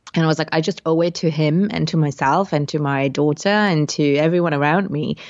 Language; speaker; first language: English; non-native, fluent; Luxembourgish